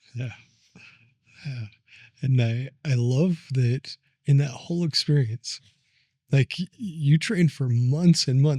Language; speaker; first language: English; native; English